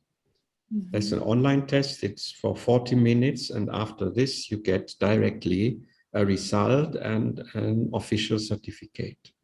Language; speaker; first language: English; non-native, fluent; Indonesian